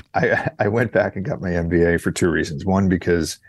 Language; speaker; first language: English; native; English